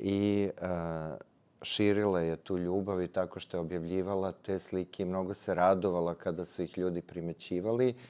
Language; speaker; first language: Serbian; native; Serbian